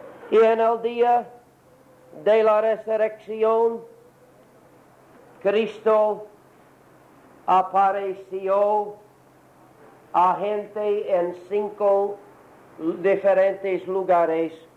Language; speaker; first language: Spanish; non-native, learner; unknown